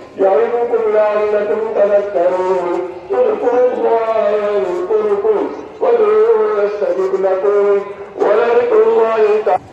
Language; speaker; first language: Arabic; non-native, fluent; Urdu